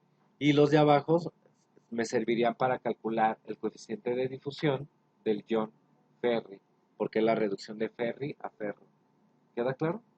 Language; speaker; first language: Spanish; native; Spanish